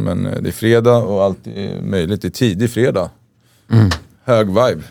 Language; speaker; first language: Swedish; native; Swedish